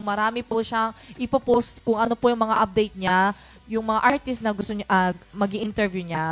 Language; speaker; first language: Filipino; non-native, fluent; Korean